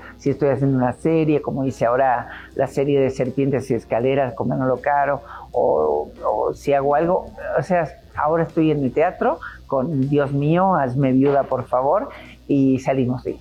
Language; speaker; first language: Spanish; native; Spanish